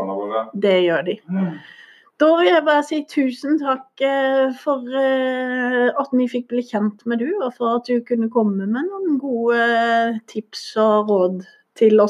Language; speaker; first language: Norwegian; native; Norwegian